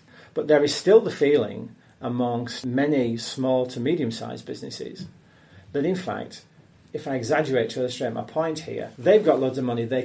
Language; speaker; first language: English; native; English